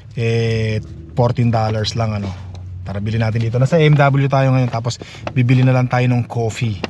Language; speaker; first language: Filipino; native; Filipino